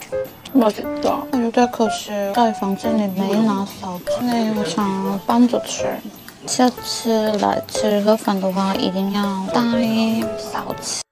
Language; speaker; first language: Chinese; non-native, fluent; Korean